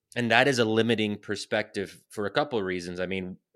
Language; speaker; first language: English; native; English